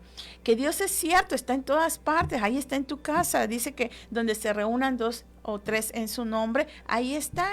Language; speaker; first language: Spanish; native; Spanish